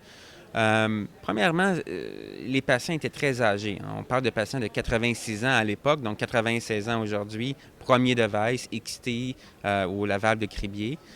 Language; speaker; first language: French; native; French